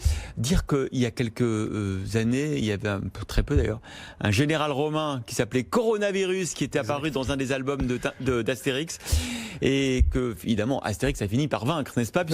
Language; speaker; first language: French; native; French